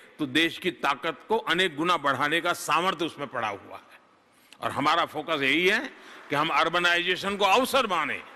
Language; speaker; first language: Hindi; non-native, local second language; Gujarati